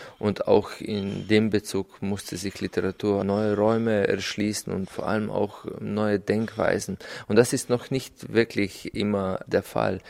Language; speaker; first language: German; non-native, fluent; Slovenian